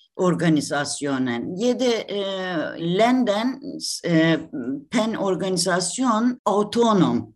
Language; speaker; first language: German; non-native, learner; Turkish